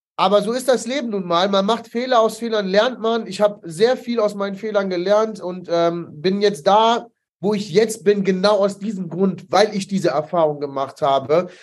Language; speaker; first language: German; early bilingual, other home language; Italian